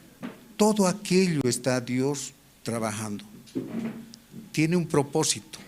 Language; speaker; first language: Spanish; native; Spanish